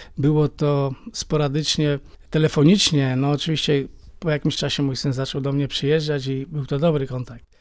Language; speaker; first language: Polish; native; Polish